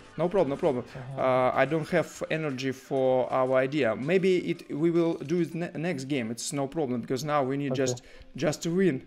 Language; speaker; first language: English; non-native, learner; Russian